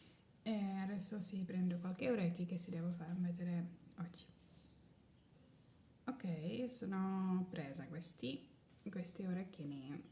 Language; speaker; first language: Italian; non-native, learner; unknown